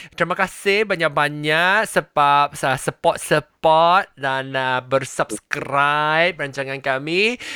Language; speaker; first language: Malay; non-native, local second language; Min Nan Chinese